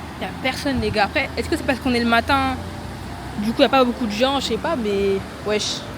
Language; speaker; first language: French; native; French